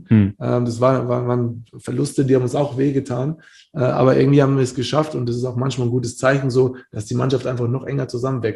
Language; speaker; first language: German; native; German